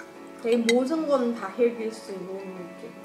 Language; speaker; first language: Korean; non-native, learner; Chinese